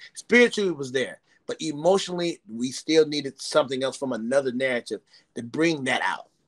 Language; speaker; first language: English; native; English